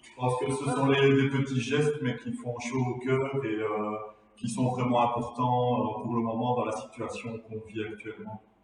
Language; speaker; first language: French; native; French